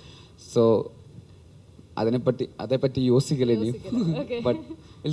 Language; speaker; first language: Tamil; non-native, learner; Malayalam